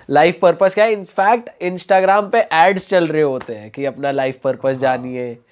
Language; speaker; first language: Hindi; native; Hindi